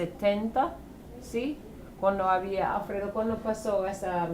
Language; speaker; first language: Spanish; non-native, fluent; English